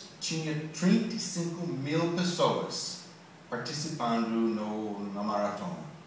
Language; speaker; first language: Portuguese; non-native, learner; English